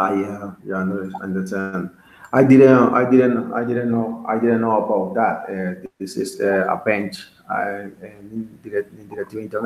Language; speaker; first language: English; non-native, learner; Spanish